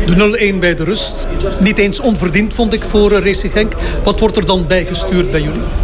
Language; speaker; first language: Dutch; native; Dutch